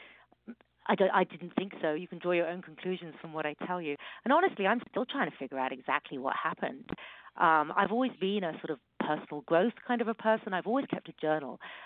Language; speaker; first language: English; native; English